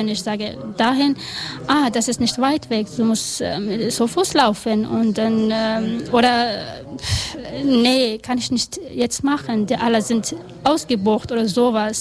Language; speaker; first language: German; non-native, learner; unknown